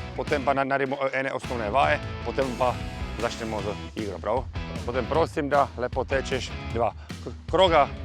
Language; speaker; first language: Slovenian; non-native, fluent; Czech